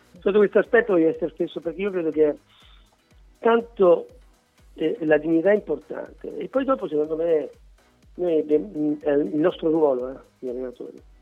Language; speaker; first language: Italian; native; Italian